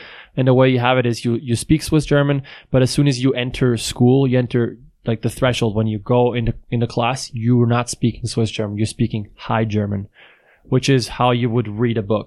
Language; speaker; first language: English; non-native, fluent; Swiss German